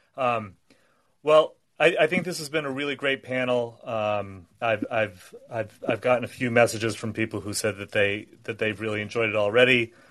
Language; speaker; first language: English; native; English